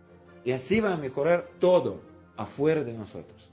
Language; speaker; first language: Spanish; non-native, fluent; Russian